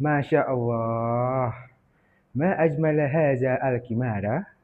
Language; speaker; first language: Arabic; non-native, learner; Malay